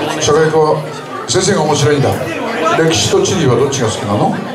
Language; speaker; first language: Japanese; native; Japanese